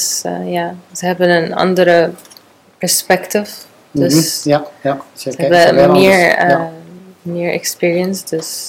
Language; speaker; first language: Dutch; non-native, learner; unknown